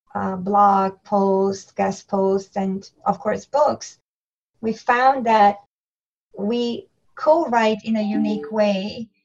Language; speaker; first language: English; non-native, fluent; Hungarian